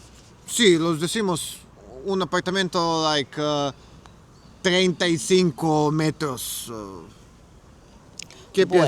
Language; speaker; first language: Spanish; non-native, learner; Serbian